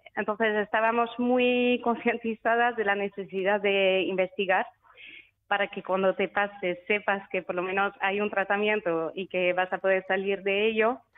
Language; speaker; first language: Spanish; non-native, fluent; French